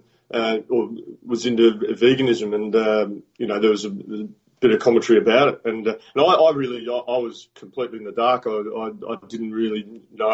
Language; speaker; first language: English; native; English